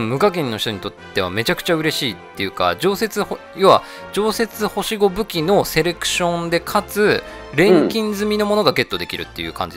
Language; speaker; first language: Japanese; native; Japanese